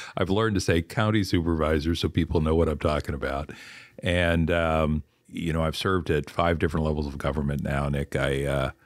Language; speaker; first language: English; native; English